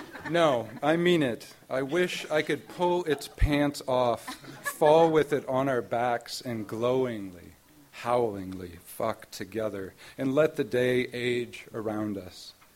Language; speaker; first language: English; native; English